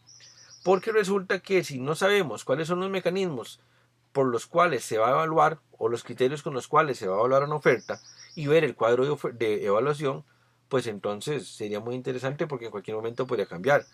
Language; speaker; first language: Spanish; native; Spanish